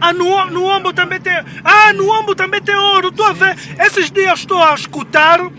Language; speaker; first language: Portuguese; non-native, learner; Lingala